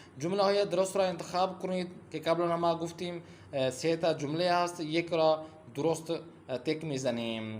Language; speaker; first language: Persian; non-native, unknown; Urdu